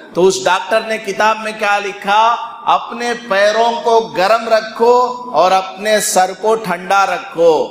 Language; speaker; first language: Urdu; native; Urdu